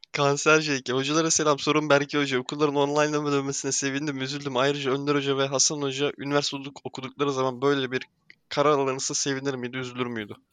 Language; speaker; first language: Turkish; native; Turkish